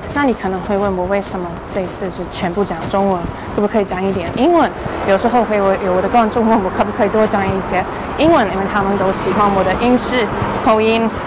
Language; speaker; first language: Chinese; early bilingual, heritage; Chinese